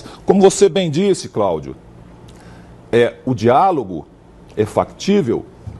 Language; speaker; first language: Portuguese; native; Portuguese